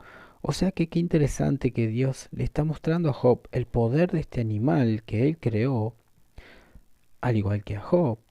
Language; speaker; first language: Spanish; native; Spanish